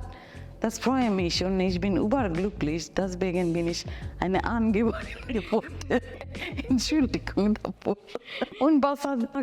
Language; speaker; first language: German; non-native, learner; Bangla